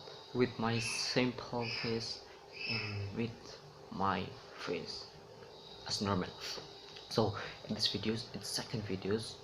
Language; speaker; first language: English; non-native, learner; Indonesian